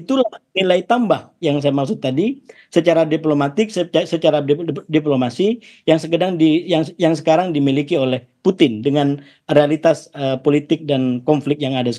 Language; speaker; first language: Indonesian; native; Indonesian